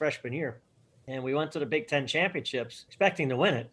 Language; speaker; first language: English; native; English